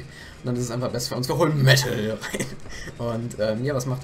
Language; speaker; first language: German; native; German